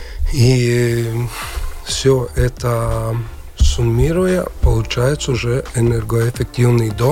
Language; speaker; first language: Russian; non-native, local second language; Latvian